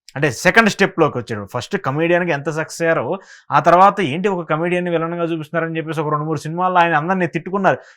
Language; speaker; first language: Telugu; native; Telugu